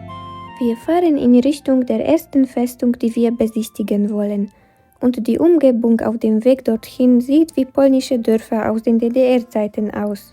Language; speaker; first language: German; non-native, fluent; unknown